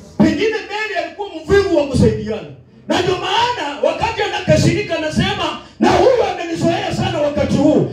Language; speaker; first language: Swahili; non-native, local second language; Luyia